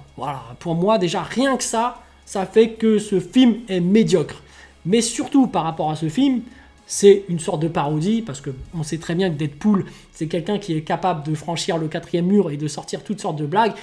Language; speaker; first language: French; native; French